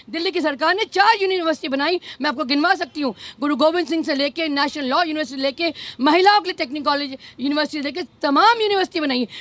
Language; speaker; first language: Hindi; native; Hindi